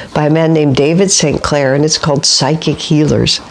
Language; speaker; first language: English; native; English